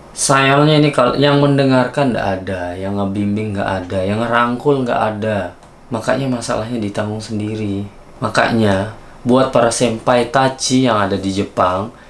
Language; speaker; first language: Indonesian; native; Indonesian